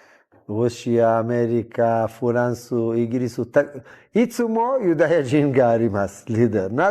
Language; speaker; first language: Japanese; non-native, learner; Hebrew